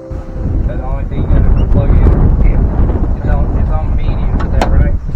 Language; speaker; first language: English; native; English